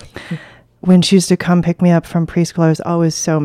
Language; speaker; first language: English; early bilingual, other home language; Chinese